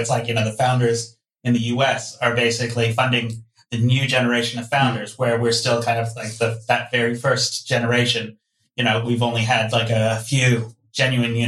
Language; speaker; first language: English; non-native, local second language; Cantonese